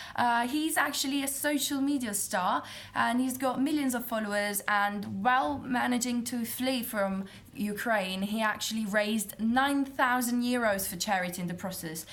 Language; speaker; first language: English; non-native, fluent; Italian